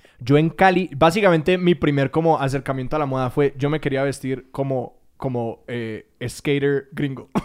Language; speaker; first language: Spanish; native; Spanish